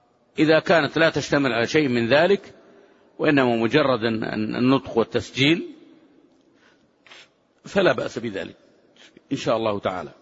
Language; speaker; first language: Arabic; native; Arabic